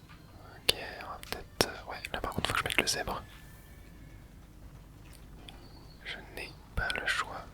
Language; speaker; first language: French; native; French